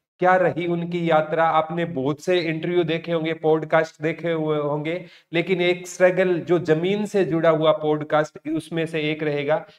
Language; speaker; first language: Hindi; native; Hindi